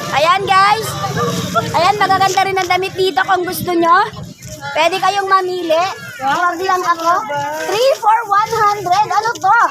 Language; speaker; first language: Filipino; non-native, local second language; Bikol